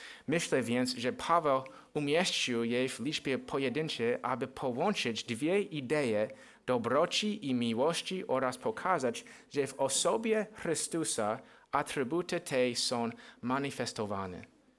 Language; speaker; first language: Polish; non-native, fluent; English